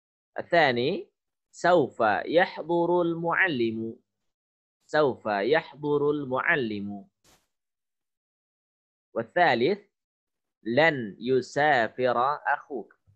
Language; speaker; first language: Arabic; non-native, fluent; Indonesian